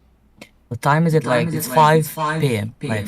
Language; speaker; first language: English; non-native, learner; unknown